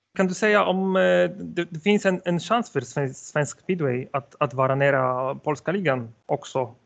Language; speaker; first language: Swedish; non-native, learner; Polish